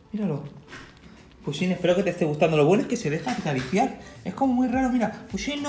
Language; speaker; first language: Spanish; native; Spanish